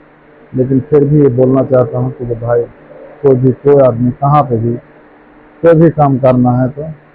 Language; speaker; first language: Hindi; non-native, fluent; Bangla